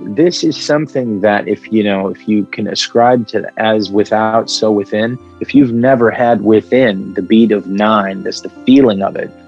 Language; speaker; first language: English; early bilingual, other home language; Arabic